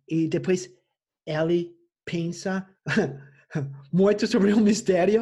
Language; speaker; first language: Portuguese; non-native, fluent; English